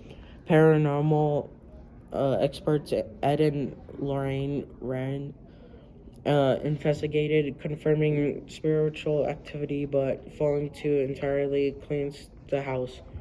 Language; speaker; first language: English; native; English